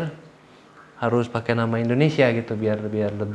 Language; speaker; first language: Indonesian; native; Indonesian